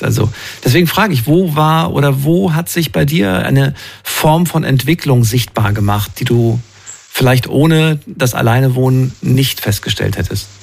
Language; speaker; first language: German; native; German